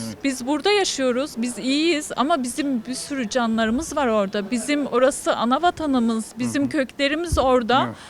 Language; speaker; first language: Turkish; native; Turkish